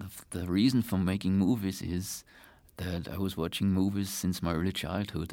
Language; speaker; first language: English; non-native, fluent; German